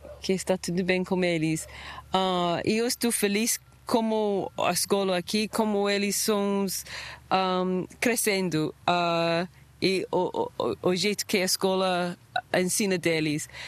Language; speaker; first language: Portuguese; non-native, learner; English